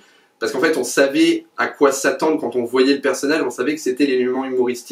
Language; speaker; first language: French; native; French